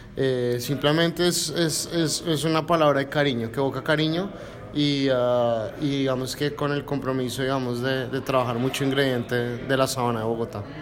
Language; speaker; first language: Spanish; native; Spanish